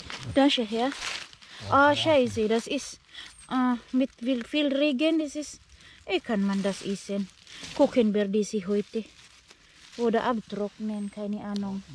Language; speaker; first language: German; non-native, learner; Filipino